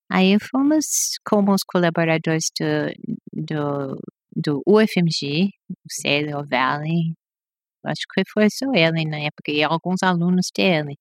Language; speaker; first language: Portuguese; non-native, fluent; English